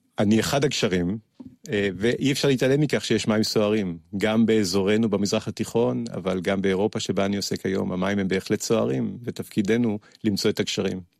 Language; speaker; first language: Hebrew; early bilingual, other home language; French